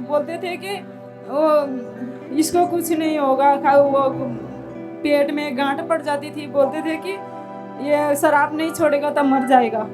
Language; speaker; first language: Hindi; non-native, learner; Nepali